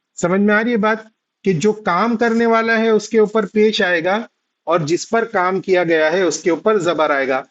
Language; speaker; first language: Urdu; native; Urdu